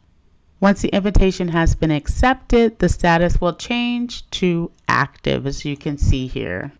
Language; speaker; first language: English; native; English